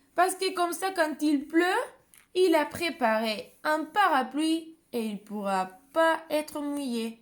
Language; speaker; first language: French; non-native, fluent; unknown